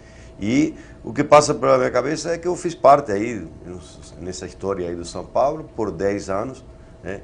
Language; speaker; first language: Portuguese; native; Portuguese